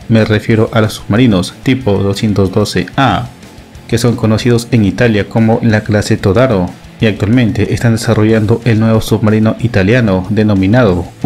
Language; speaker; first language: Spanish; native; Spanish